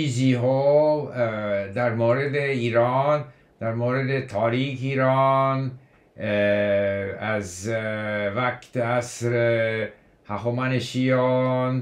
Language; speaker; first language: Persian; non-native, learner; English